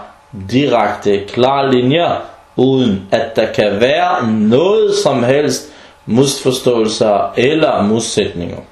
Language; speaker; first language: Danish; non-native, fluent; Arabic